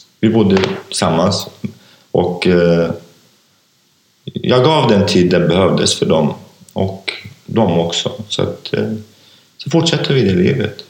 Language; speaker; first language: Swedish; non-native, fluent; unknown